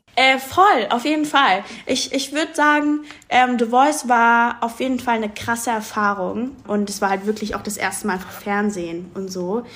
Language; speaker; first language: German; native; German